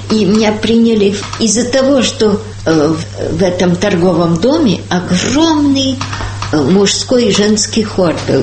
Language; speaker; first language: Russian; early bilingual, heritage; Russian